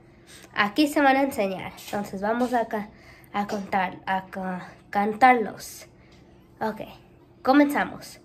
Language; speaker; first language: Spanish; early bilingual, heritage; Spanish